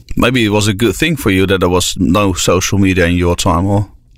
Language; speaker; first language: English; non-native, fluent; Dutch